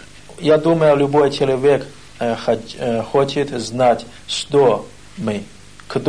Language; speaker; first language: Russian; non-native, learner; Chinese